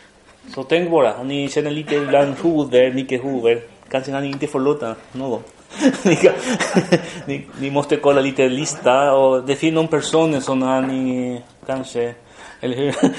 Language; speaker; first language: Swedish; non-native, fluent; Spanish